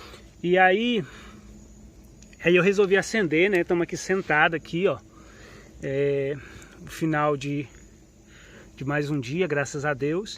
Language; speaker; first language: Portuguese; native; Portuguese